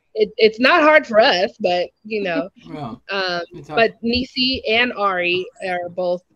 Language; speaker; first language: English; native; English